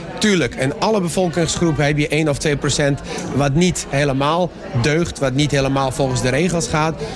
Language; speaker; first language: Dutch; early bilingual, other home language; Persian